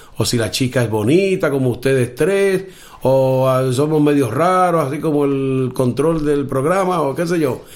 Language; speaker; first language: Spanish; native; Spanish